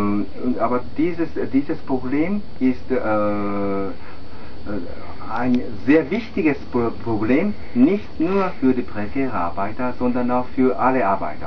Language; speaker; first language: German; non-native, fluent; Japanese